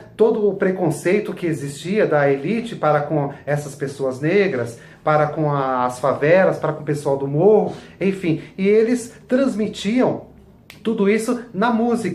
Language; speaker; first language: Portuguese; native; Portuguese